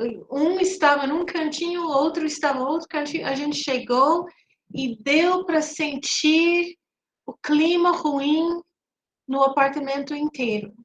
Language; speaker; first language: Portuguese; non-native, fluent; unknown